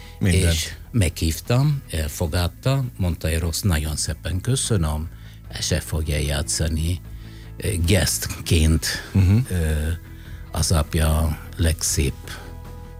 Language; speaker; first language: Hungarian; non-native, fluent; Italian